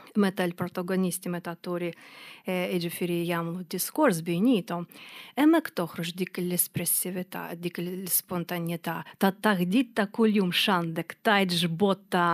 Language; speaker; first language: Maltese; non-native, fluent; Russian